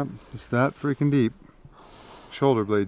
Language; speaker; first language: English; native; English